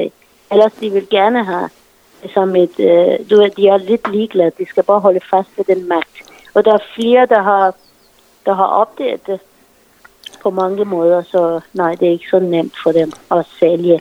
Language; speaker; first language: Danish; non-native, fluent; Persian